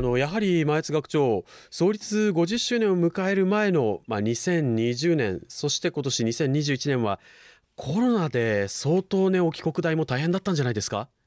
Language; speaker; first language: Japanese; native; Japanese